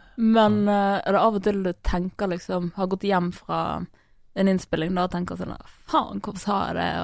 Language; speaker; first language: Norwegian; native; Norwegian